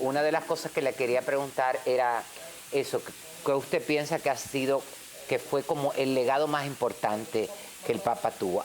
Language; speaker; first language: Spanish; native; Spanish